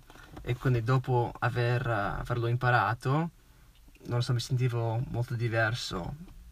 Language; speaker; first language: Italian; non-native, fluent; English